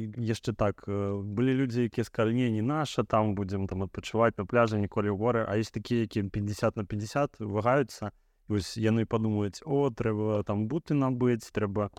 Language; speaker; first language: Belarusian; non-native, local second language; Russian